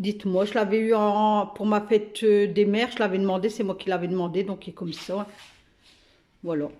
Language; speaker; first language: French; native; French